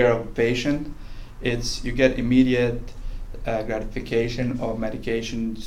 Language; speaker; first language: English; non-native, fluent; Bosnian